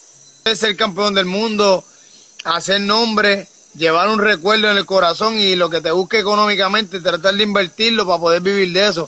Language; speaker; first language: Spanish; native; Spanish